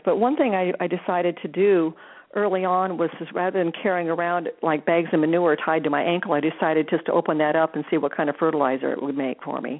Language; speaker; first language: English; native; English